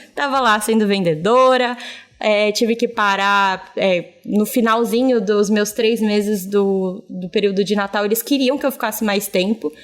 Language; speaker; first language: Portuguese; native; Portuguese